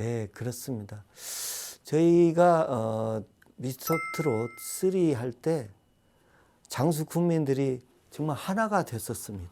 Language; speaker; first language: Korean; native; Korean